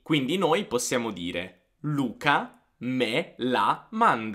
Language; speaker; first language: Italian; native; Italian